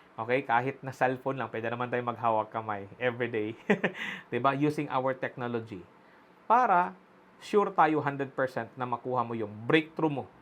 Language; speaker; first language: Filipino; non-native, local second language; Cebuano